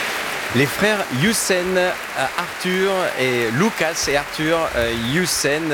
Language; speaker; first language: French; native; French